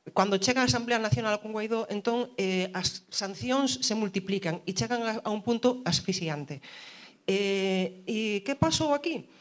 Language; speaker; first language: Galician; early bilingual, heritage; Galician